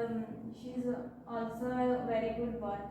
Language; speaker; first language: English; non-native, learner; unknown